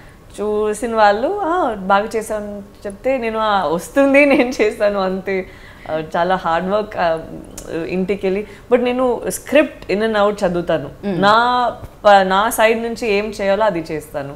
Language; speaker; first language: Telugu; non-native, learner; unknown